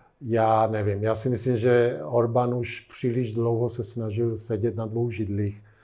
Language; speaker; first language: Czech; non-native, fluent; Italian